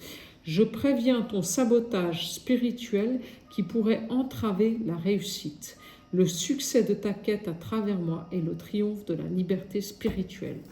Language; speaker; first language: French; native; French